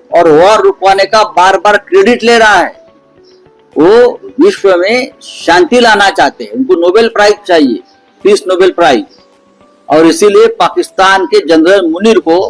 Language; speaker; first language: Hindi; non-native, local second language; Marathi